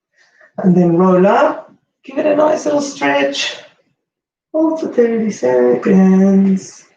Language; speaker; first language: English; native; English